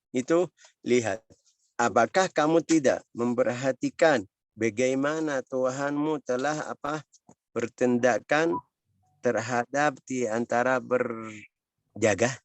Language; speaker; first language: Indonesian; non-native, learner; Arabic